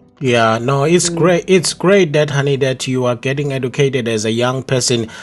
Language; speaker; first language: English; non-native, local second language; Zulu